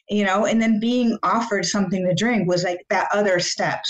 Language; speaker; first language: English; native; English